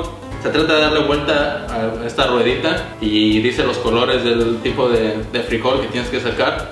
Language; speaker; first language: Spanish; native; Spanish